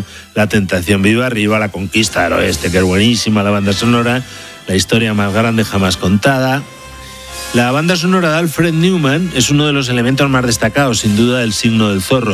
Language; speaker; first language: Spanish; native; Spanish